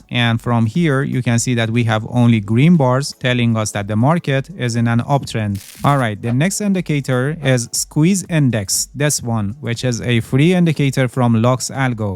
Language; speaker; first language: English; non-native, fluent; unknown